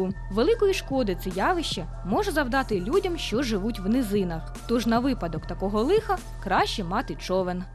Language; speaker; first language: Ukrainian; native; Ukrainian